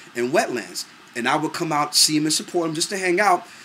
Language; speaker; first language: English; native; English